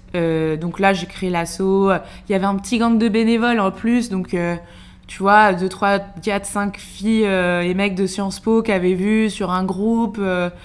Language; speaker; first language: French; native; French